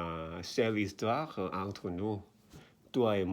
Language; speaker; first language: French; non-native, learner; Korean